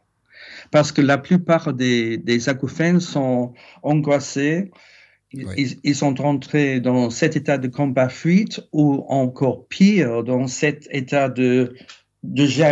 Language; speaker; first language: French; non-native, fluent; English